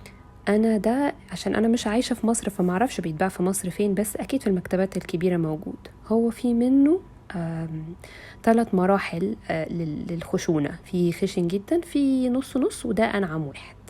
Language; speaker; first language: Arabic; native; Arabic